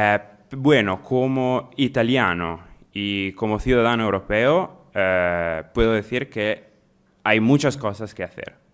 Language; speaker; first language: Spanish; non-native, fluent; Italian